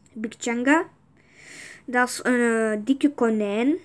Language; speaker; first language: Dutch; non-native, fluent; Russian